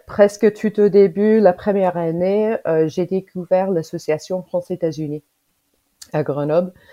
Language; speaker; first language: French; non-native, fluent; English